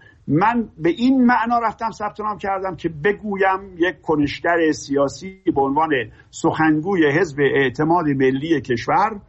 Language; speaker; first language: Persian; native; Persian